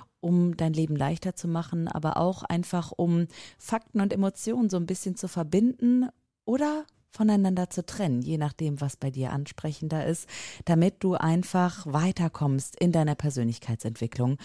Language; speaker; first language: German; native; German